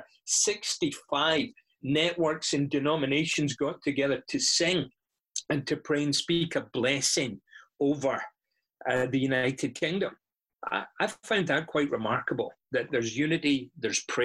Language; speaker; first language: English; native; English